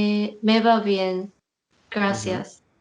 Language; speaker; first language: Spanish; non-native, learner; Korean